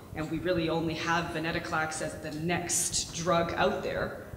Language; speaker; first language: English; native; English